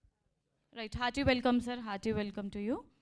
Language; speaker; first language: Telugu; native; Telugu